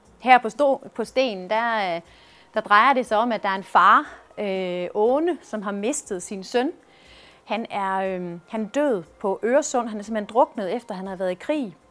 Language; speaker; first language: Danish; native; Danish